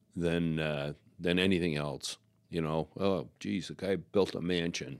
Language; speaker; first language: English; native; English